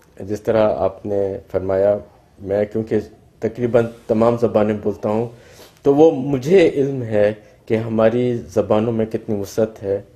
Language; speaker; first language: Urdu; non-native, local second language; Baluchi